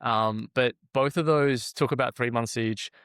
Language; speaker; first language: English; native; English